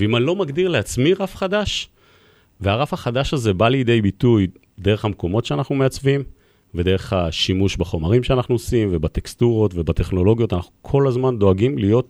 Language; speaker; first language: Hebrew; native; Hebrew